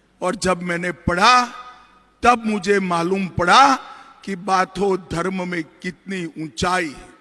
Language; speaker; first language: Hindi; non-native, local second language; Gujarati